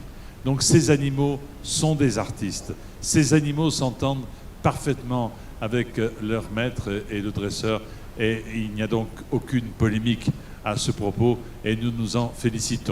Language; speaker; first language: French; native; French